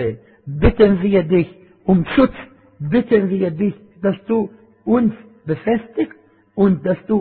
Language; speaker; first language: German; non-native, fluent; Arabic